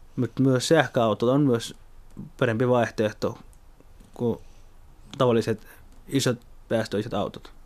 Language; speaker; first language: Finnish; early bilingual, other home language; Somali